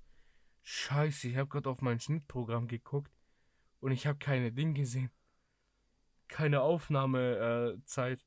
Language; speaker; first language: German; early bilingual, other home language; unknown